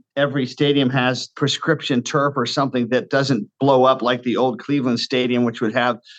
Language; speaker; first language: English; native; English